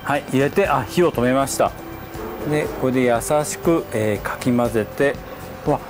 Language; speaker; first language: Japanese; native; Japanese